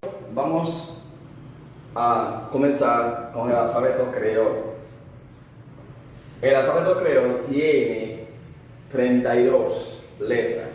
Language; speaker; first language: Spanish; non-native, fluent; Haitian Creole